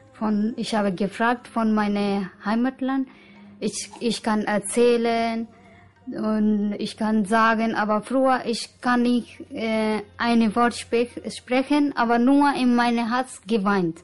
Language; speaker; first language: German; non-native, learner; Punjabi